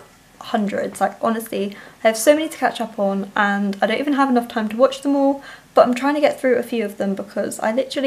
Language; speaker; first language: English; native; English